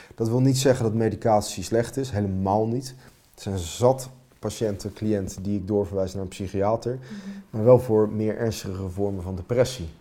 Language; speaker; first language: Dutch; non-native, fluent; Finnish